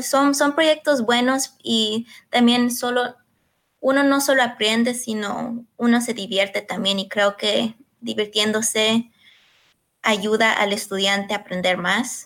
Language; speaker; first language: Spanish; early bilingual, heritage; Spanish